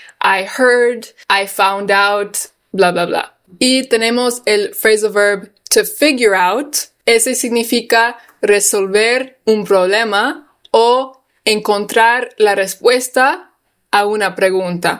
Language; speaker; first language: Spanish; non-native, fluent; English